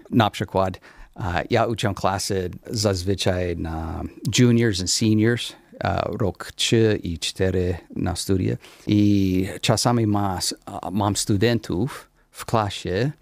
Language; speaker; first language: Polish; non-native, learner; English